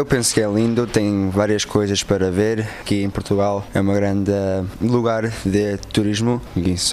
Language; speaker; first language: Portuguese; early bilingual, heritage; Portuguese